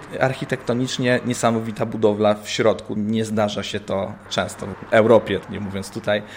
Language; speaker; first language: Polish; native; Polish